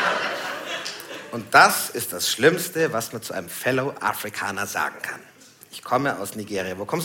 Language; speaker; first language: German; native; German